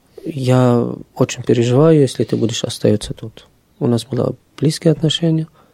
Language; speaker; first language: Russian; non-native, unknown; Arabic